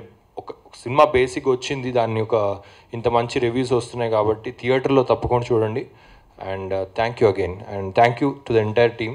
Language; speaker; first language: Telugu; native; Telugu